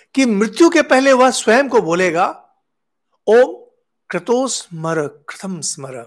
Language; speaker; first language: Hindi; non-native, local second language; Bangla